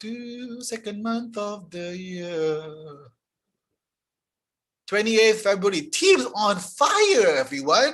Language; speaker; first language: English; non-native, local second language; Malay